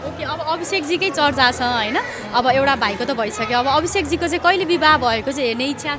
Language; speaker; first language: Nepali; native; Nepali